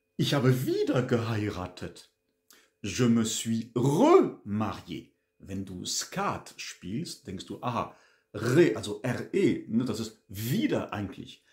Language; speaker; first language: German; non-native, fluent; French